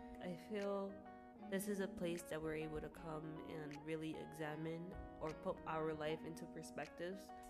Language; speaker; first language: English; native; English